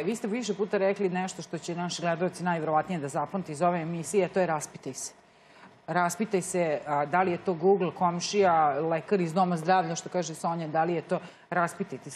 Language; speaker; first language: Serbian; native; Serbian